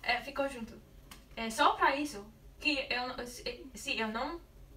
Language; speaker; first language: Portuguese; non-native, learner; English